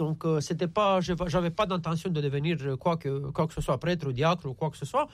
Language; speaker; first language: French; non-native, fluent; Romanian